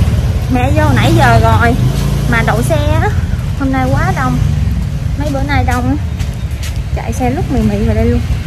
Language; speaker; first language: Vietnamese; native; Vietnamese